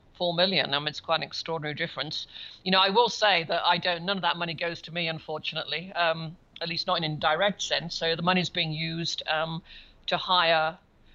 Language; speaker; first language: English; native; English